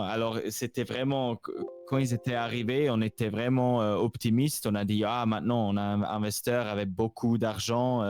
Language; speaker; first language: French; non-native, local second language; Swiss German